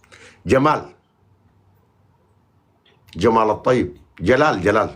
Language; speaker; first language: Arabic; native; Arabic